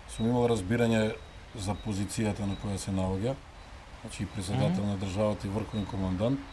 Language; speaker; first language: Macedonian; native; Macedonian